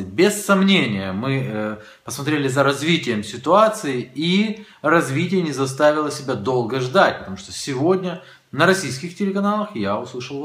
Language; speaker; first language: Russian; native; Russian